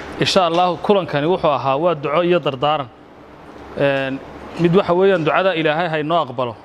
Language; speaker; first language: Somali; native; Somali